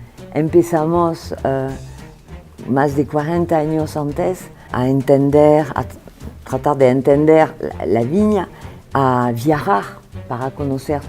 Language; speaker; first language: Spanish; non-native, fluent; French